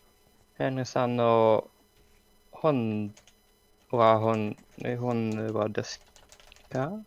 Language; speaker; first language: Japanese; non-native, learner; English